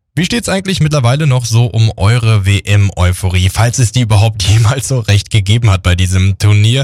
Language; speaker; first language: German; native; German